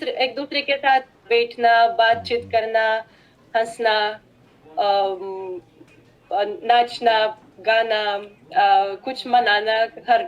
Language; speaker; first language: Hindi; non-native, fluent; Russian